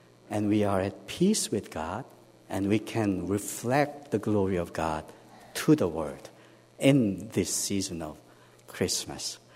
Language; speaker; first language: English; non-native, fluent; Korean